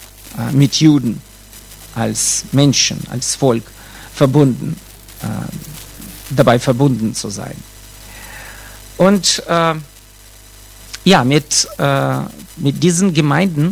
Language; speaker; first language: German; non-native, fluent; Russian